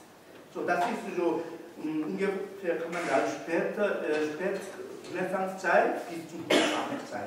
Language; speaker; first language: German; non-native, learner; Korean